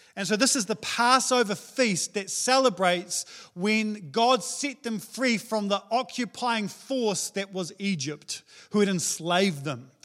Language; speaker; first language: English; native; English